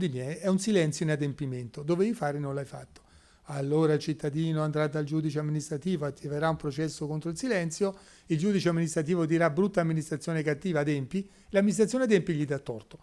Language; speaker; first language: Italian; native; Italian